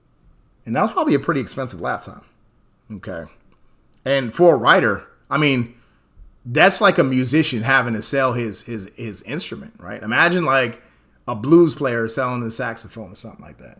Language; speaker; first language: English; native; English